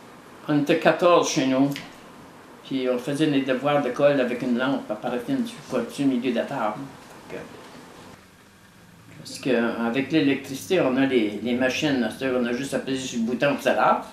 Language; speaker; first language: French; native; French